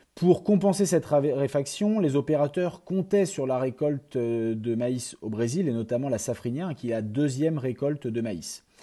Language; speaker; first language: French; native; French